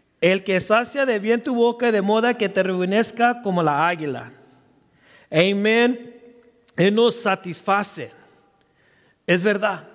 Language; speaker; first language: Spanish; early bilingual, heritage; Spanish